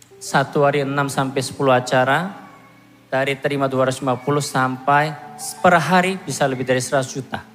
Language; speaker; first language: Indonesian; non-native, fluent; Korean